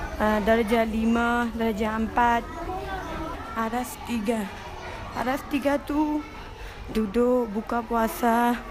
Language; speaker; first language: Malay; early bilingual, other home language; Rohingya